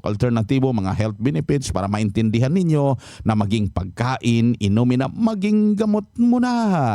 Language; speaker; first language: Filipino; native; Filipino